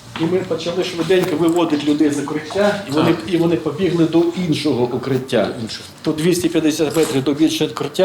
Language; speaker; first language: Ukrainian; native; Ukrainian